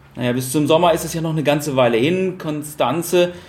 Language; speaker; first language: German; non-native, fluent; Finnish